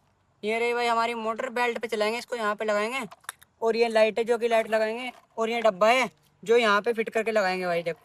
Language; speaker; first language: Hindi; native; Hindi